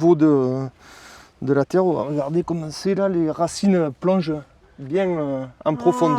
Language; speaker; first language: French; native; French